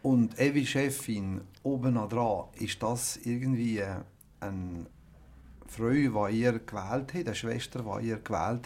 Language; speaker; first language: German; native; German